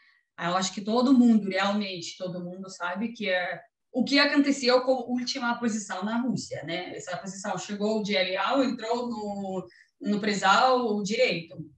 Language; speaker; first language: Portuguese; non-native, learner; Russian